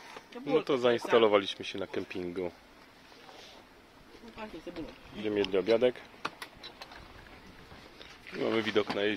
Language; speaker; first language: Polish; native; Polish